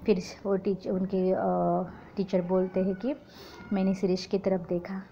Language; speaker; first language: Hindi; non-native, local second language; Marathi